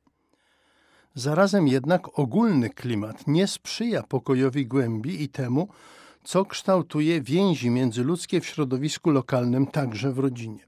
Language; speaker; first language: Polish; native; Polish